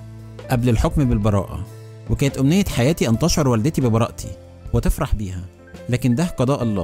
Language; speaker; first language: Arabic; native; Arabic